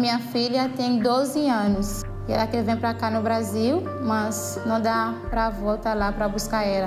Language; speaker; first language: Portuguese; non-native, learner; Haitian Creole